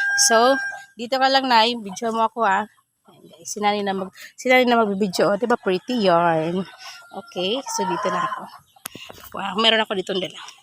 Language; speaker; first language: Filipino; non-native, local second language; Waray